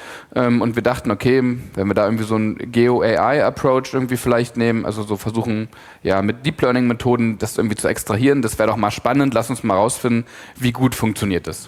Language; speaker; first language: German; native; German